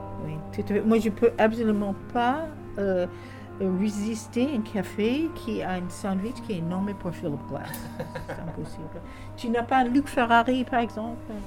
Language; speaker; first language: French; non-native, fluent; English